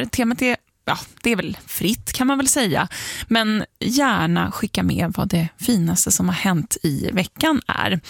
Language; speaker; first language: Swedish; native; Swedish